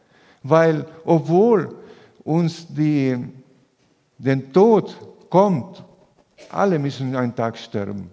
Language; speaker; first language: German; non-native, fluent; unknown